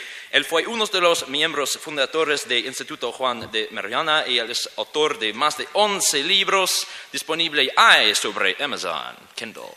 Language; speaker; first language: Spanish; non-native, learner; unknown